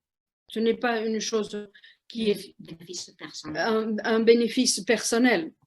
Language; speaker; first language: French; non-native, fluent; Spanish